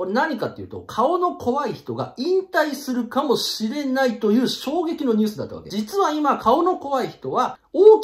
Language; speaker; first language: Japanese; native; Japanese